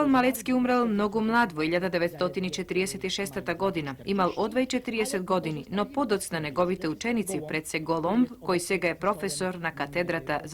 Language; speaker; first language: Macedonian; non-native, fluent; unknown